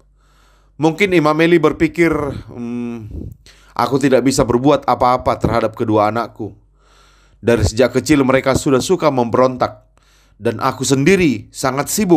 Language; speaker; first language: Indonesian; native; Indonesian